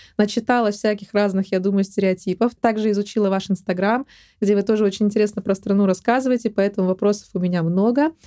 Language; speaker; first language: Russian; native; Russian